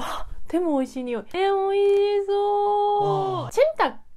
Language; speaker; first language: Korean; non-native, learner; Japanese